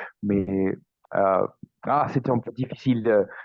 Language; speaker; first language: French; non-native, learner; Spanish